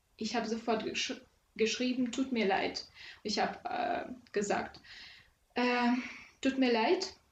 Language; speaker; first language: German; non-native, fluent; Ukrainian